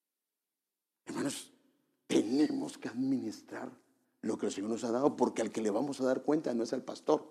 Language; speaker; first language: Spanish; native; Spanish